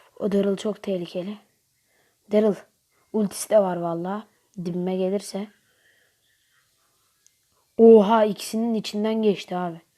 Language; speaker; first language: Turkish; native; Turkish